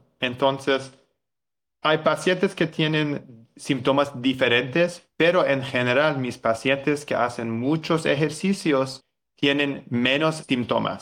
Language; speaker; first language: Spanish; non-native, learner; English